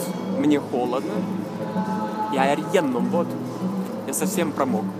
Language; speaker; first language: Russian; non-native, fluent; Norwegian